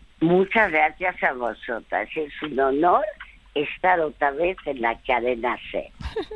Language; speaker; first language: Spanish; early bilingual, other home language; French